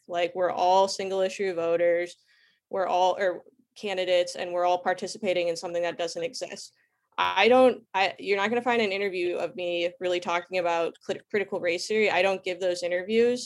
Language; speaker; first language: English; native; English